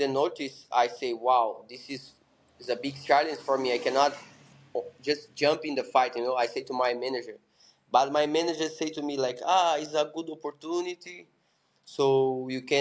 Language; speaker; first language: English; non-native, learner; Portuguese